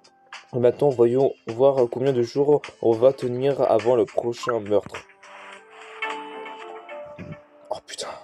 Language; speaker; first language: French; native; French